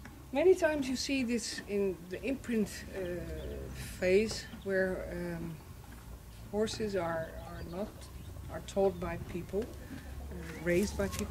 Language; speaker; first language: English; non-native, fluent; Dutch